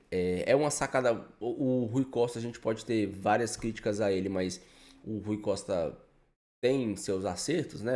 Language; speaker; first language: Portuguese; native; Portuguese